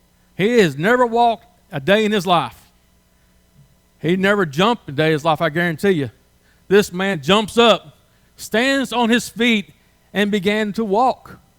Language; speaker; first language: English; native; English